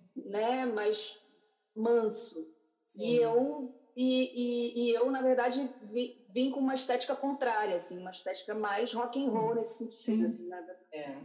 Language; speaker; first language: Portuguese; native; Portuguese